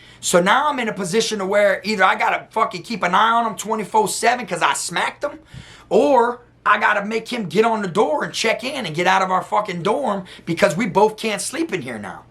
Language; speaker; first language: English; native; English